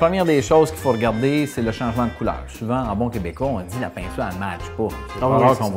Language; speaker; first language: French; native; French